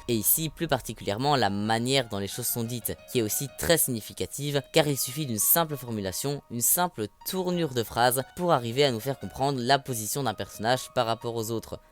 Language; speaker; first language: French; native; French